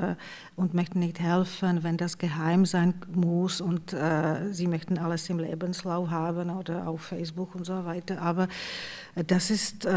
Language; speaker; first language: German; non-native, fluent; Czech